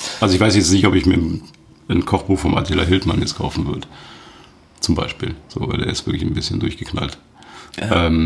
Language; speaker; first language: German; native; German